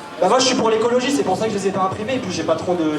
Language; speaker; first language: French; native; French